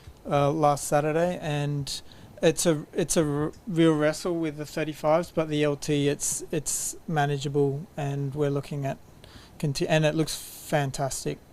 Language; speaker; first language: English; native; English